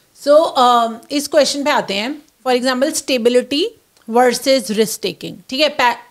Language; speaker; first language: Hindi; native; Hindi